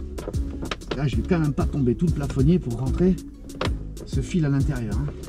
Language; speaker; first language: French; native; French